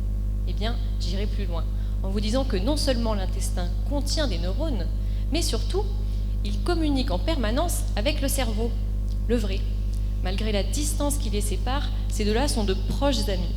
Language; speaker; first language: French; native; French